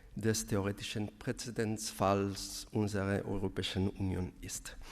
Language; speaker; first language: German; non-native, fluent; Spanish